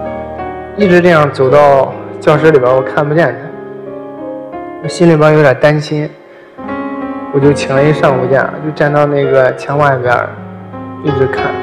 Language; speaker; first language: Chinese; native; Chinese